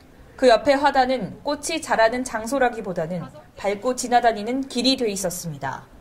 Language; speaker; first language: Korean; native; Korean